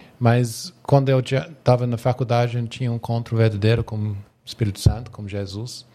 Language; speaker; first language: Portuguese; non-native, fluent; English